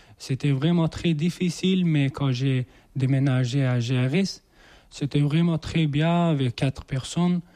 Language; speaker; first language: French; non-native, learner; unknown